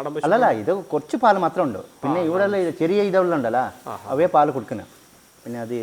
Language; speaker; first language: Malayalam; non-native, learner; Kannada